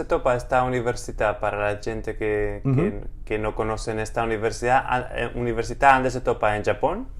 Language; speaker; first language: Spanish; non-native, fluent; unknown